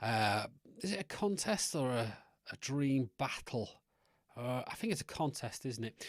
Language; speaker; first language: English; native; English